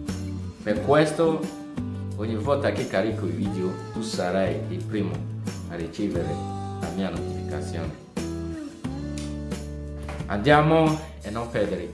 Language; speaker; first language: Italian; non-native, fluent; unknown